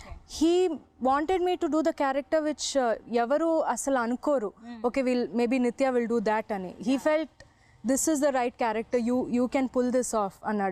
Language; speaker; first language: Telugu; non-native, fluent; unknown